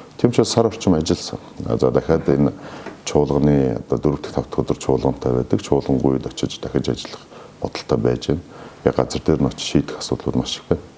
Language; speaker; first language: Mongolian; non-native, local second language; Kazakh